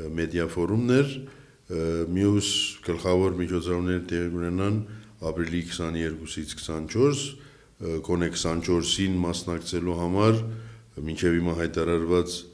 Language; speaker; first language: Armenian; early bilingual, heritage; Armenian